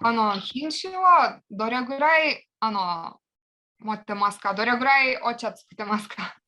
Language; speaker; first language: Japanese; non-native, fluent; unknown